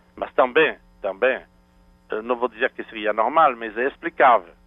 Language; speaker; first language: Portuguese; non-native, fluent; French